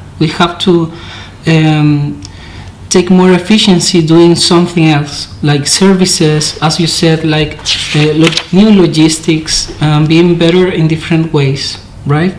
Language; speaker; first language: English; non-native, fluent; Spanish